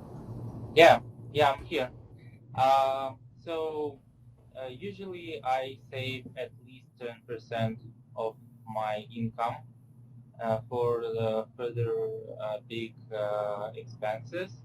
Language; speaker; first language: English; non-native, fluent; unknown